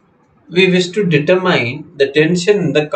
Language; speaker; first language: English; non-native, local second language; Tamil